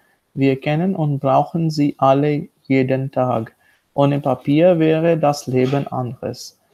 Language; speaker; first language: German; non-native, learner; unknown